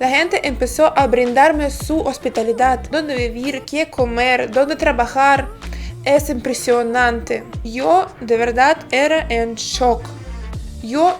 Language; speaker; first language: Spanish; non-native, fluent; Ukrainian